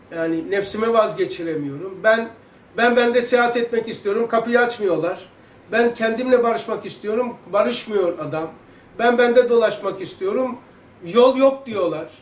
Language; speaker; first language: Turkish; native; Turkish